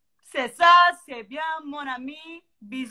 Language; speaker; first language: French; non-native, learner; Portuguese